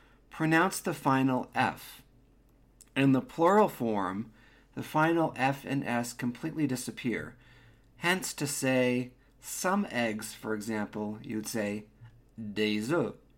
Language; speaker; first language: English; native; English